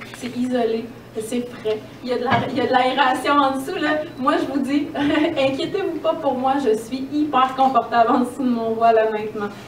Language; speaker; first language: French; native; French